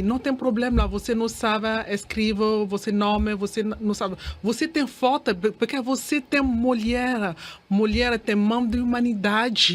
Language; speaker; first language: Portuguese; non-native, learner; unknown